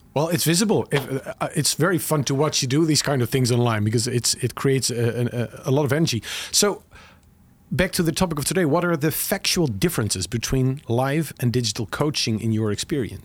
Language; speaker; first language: English; non-native, fluent; Dutch